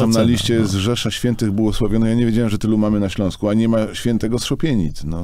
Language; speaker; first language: Polish; native; Polish